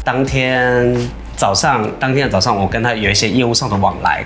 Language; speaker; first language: Chinese; native; Chinese